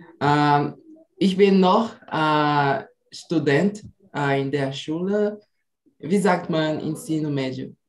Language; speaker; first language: German; non-native, learner; Portuguese